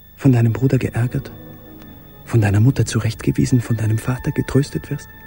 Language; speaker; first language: German; native; German